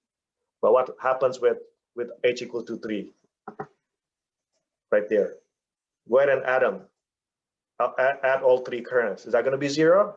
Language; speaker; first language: English; non-native, fluent; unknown